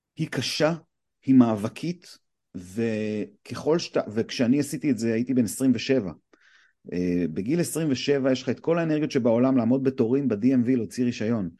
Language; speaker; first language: Hebrew; native; Hebrew